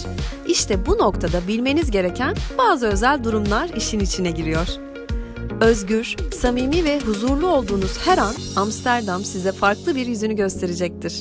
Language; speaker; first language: Turkish; native; Turkish